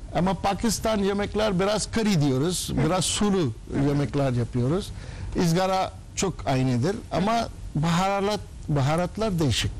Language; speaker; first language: Turkish; non-native, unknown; Urdu